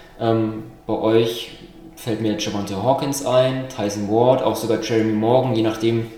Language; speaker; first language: German; native; German